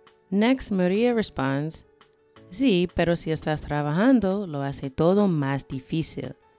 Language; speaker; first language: Spanish; non-native, fluent; English